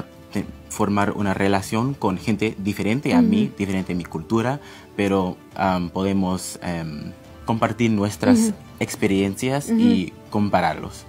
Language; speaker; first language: Spanish; non-native, fluent; English